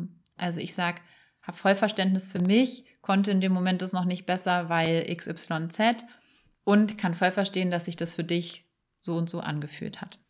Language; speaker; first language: German; native; German